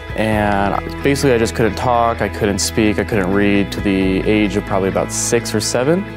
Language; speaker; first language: English; native; English